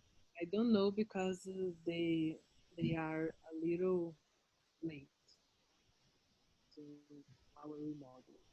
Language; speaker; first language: English; non-native, learner; Portuguese